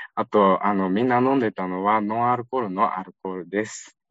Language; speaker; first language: Japanese; non-native, fluent; Uyghur